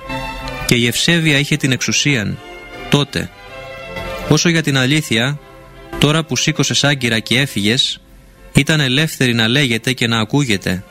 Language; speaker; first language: Greek; native; Greek